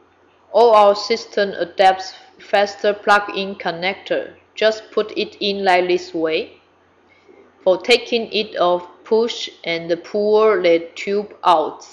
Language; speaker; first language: English; non-native, fluent; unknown